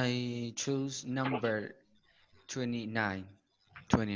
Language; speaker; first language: English; non-native, learner; Spanish